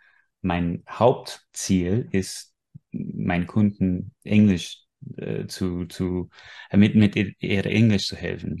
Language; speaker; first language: German; non-native, fluent; English